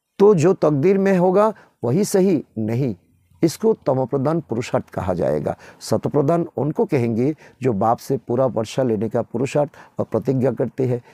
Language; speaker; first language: Hindi; non-native, local second language; Bangla